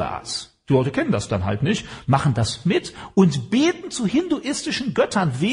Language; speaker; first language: German; native; German